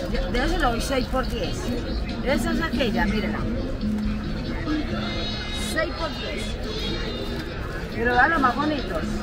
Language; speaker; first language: Spanish; native; Spanish